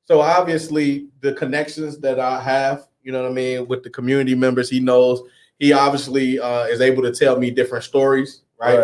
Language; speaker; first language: English; native; English